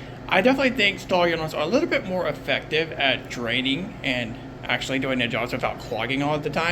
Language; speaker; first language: English; native; English